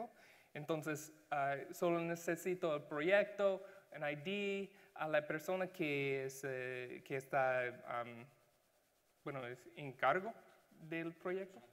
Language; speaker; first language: Spanish; non-native, learner; English